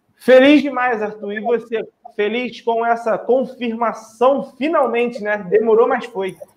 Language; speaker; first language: Portuguese; native; Portuguese